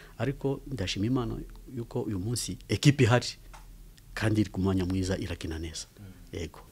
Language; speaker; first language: Kinyarwanda; early bilingual, heritage; Kinyarwanda